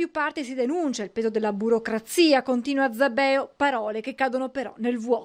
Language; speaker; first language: Italian; native; Italian